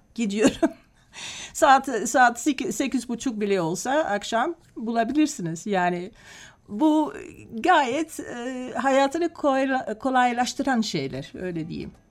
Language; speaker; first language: Turkish; non-native, fluent; Dutch